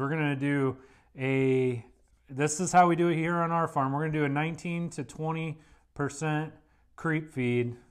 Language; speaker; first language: English; native; English